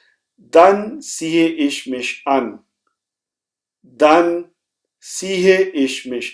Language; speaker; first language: German; non-native, fluent; Hindi